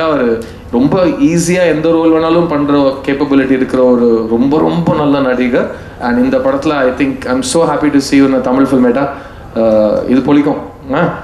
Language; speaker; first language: Tamil; native; Tamil